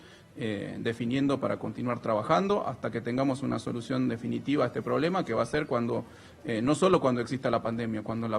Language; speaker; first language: Spanish; native; Spanish